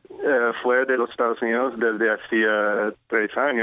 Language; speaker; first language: Spanish; non-native, fluent; English